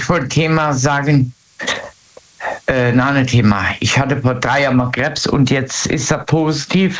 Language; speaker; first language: German; native; German